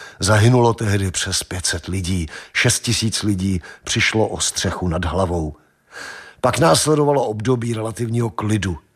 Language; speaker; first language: Czech; native; Czech